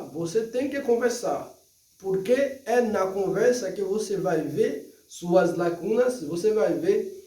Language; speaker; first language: Portuguese; non-native, fluent; Haitian Creole